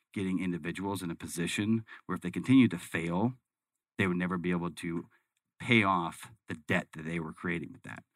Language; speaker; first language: English; native; English